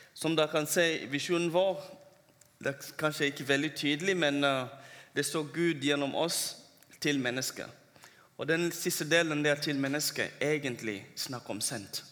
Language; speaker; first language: Norwegian; non-native, fluent; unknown